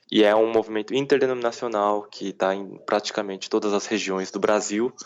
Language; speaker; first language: Portuguese; early bilingual, other home language; Korean